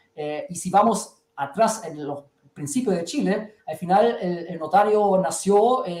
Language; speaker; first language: Spanish; early bilingual, heritage; German